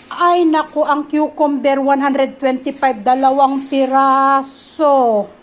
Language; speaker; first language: Filipino; native; Filipino